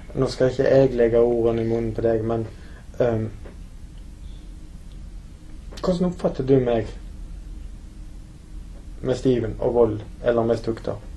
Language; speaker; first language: Norwegian; native; Norwegian